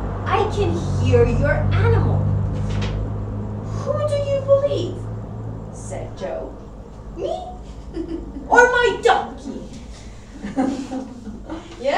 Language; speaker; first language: English; non-native, fluent; Spanish